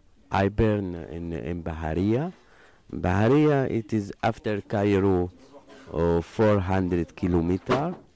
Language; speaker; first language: English; non-native, learner; Arabic